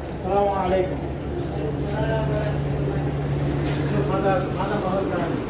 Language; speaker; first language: Arabic; non-native, learner; Bangla